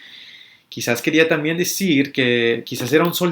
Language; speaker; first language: Spanish; early bilingual, other home language; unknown